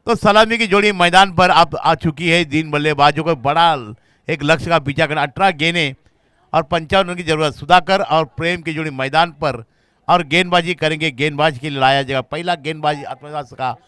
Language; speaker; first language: Hindi; non-native, local second language; Marathi